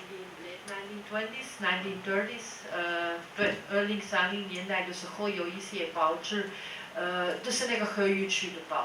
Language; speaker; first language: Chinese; non-native, fluent; Dutch